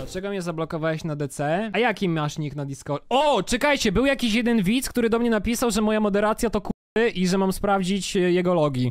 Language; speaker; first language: Polish; native; Polish